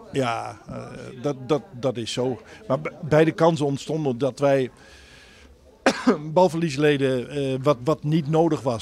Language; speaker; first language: Dutch; native; Dutch